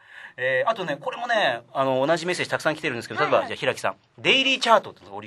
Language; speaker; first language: Japanese; native; Japanese